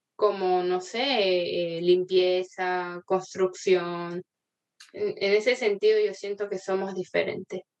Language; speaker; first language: Spanish; early bilingual, other home language; Korean